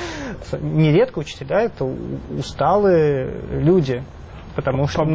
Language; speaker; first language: Russian; native; Russian